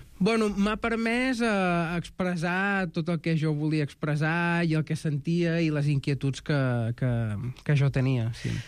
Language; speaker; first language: Catalan; native; Catalan